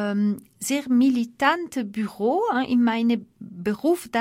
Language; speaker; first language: German; non-native, fluent; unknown